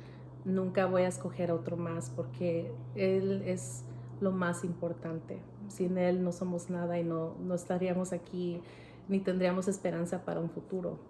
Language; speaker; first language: Spanish; early bilingual, heritage; Spanish